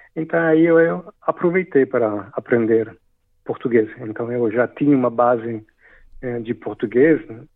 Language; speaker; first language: Portuguese; non-native, fluent; French